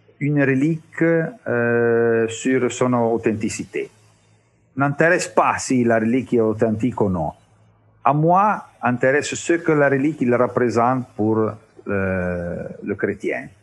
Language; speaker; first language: French; non-native, learner; Italian